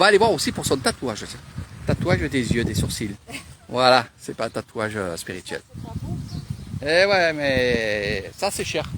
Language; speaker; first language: French; native; French